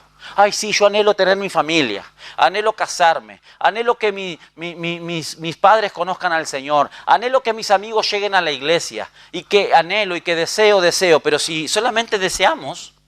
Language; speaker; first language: Spanish; native; Spanish